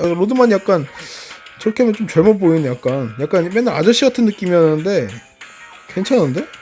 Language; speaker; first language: Korean; native; Korean